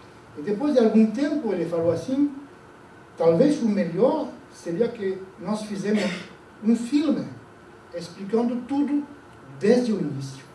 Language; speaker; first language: Portuguese; non-native, fluent; French